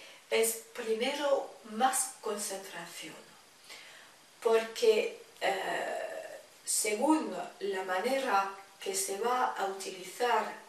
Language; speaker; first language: Spanish; non-native, fluent; French